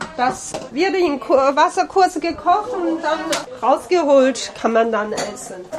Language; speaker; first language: German; non-native, fluent; Chinese